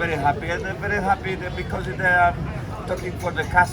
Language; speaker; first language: English; non-native, learner; Polish